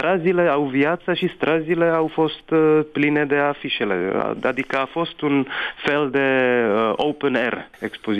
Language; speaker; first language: Romanian; non-native, fluent; Czech